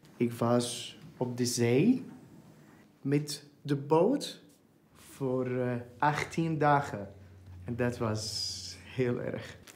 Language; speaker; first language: Dutch; non-native, learner; Arabic